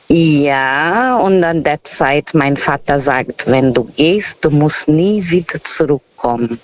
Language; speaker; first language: German; non-native, fluent; Portuguese